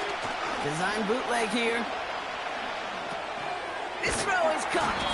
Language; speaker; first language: English; native; English